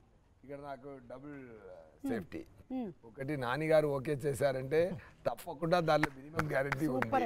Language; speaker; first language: Telugu; non-native, learner; Tamil